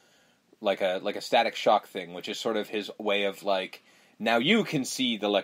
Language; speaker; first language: English; native; English